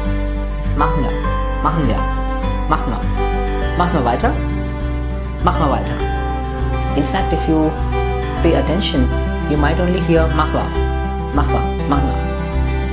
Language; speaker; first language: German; non-native, fluent; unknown